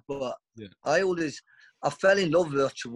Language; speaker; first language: English; native; English